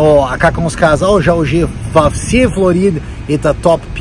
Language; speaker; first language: Russian; non-native, fluent; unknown